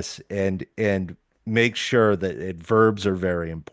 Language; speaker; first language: English; native; English